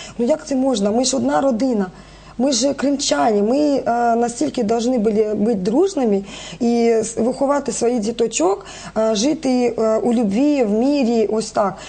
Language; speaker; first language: Ukrainian; non-native, local second language; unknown